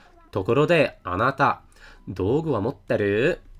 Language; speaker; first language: Japanese; non-native, learner; English